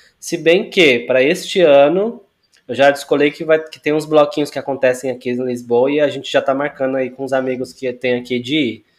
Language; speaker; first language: Portuguese; native; Portuguese